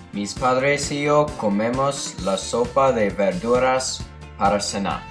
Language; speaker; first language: Spanish; non-native, learner; English